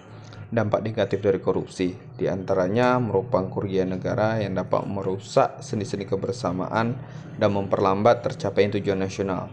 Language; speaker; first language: Indonesian; native; Indonesian